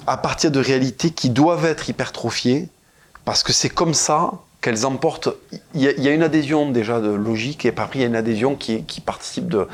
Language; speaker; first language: French; native; French